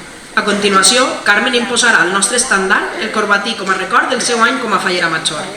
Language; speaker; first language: Catalan; native; Catalan